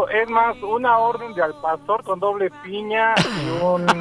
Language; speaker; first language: Spanish; native; Spanish